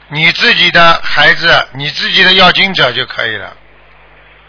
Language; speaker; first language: Chinese; native; Chinese